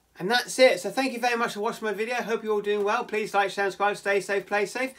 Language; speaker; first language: English; native; English